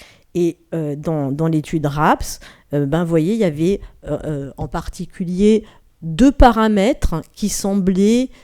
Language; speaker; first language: French; native; French